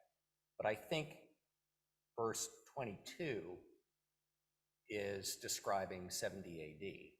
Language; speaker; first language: English; native; English